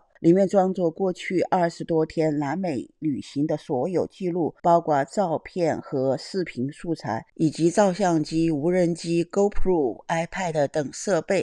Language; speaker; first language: Chinese; native; Chinese